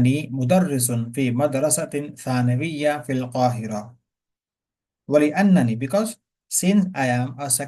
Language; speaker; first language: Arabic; non-native, fluent; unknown